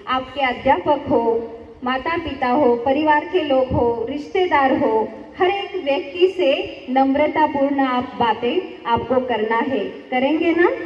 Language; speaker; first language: Hindi; non-native, local second language; Marathi